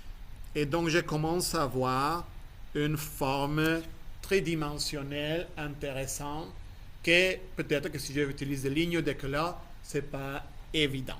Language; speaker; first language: French; non-native, fluent; Spanish